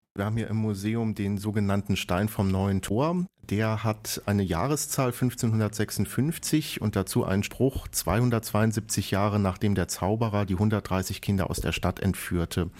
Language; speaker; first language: German; native; German